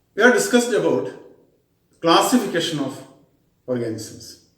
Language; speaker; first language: English; non-native, local second language; Malayalam